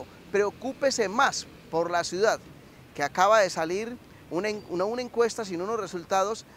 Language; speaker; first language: Spanish; native; Spanish